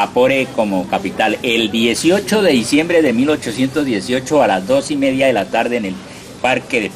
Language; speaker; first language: Spanish; native; Spanish